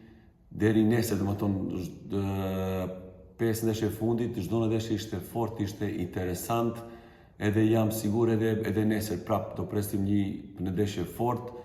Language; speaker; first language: Albanian; non-native, learner; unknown